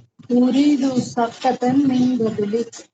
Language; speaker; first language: Arabic; non-native, learner; Tamil